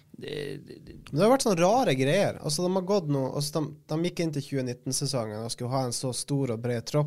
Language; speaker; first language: Norwegian; native; Norwegian